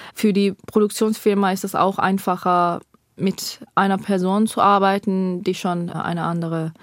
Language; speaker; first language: German; non-native, fluent; Persian